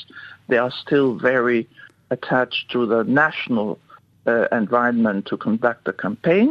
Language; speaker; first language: English; non-native, fluent; French